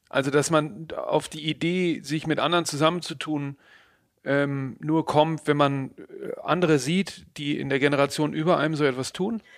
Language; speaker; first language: German; native; German